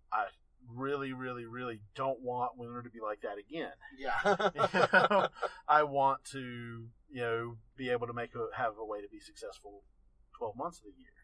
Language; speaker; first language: English; native; English